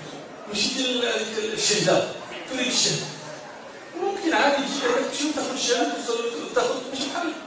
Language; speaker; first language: Arabic; native; Arabic